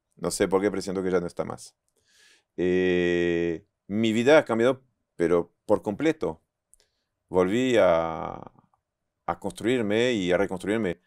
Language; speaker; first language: Spanish; non-native, fluent; French